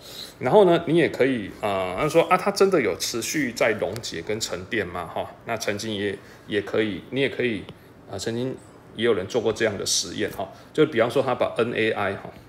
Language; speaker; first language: Chinese; native; Chinese